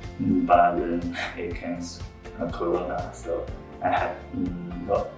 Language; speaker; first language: English; non-native, fluent; Chinese